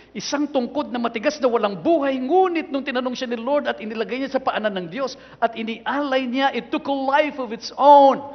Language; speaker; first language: Filipino; non-native, local second language; Cebuano